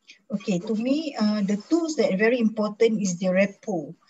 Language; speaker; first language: English; non-native, local second language; Malay